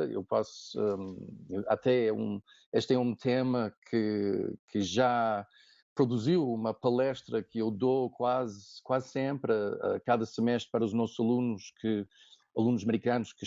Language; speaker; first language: Portuguese; non-native, fluent; English